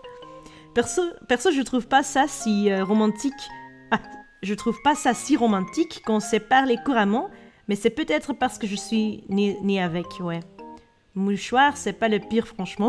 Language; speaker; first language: French; non-native, learner; Dutch